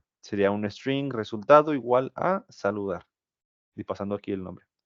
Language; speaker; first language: Spanish; native; Spanish